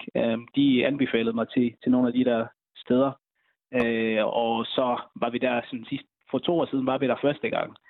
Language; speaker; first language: Danish; early bilingual, other home language; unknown